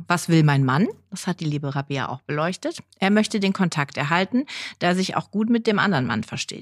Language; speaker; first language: German; native; German